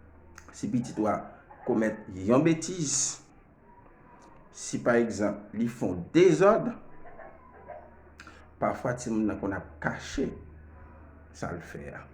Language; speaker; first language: French; non-native, learner; Haitian Creole